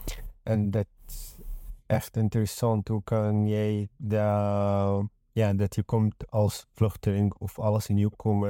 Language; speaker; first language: Dutch; non-native, learner; Arabic